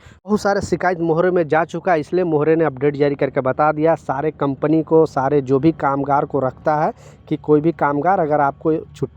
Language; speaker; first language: Hindi; native; Hindi